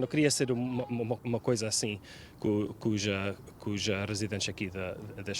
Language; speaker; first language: Portuguese; early bilingual, heritage; Portuguese